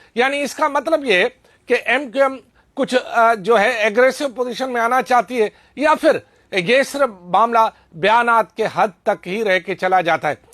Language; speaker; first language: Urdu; non-native, local second language; Sindhi